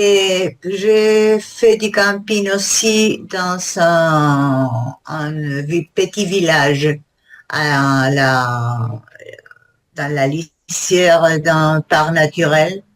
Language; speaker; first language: French; non-native, learner; Spanish